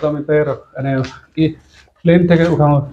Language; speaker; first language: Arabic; non-native, learner; Bangla